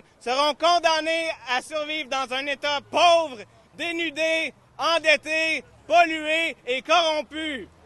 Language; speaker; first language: French; native; French